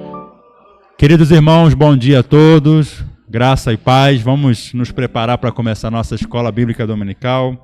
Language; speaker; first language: Portuguese; native; Portuguese